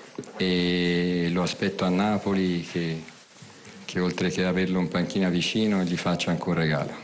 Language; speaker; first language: Italian; native; Italian